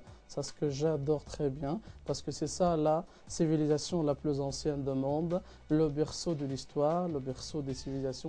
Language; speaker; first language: French; non-native, fluent; Arabic